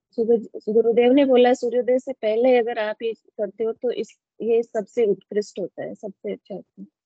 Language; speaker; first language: Hindi; native; Hindi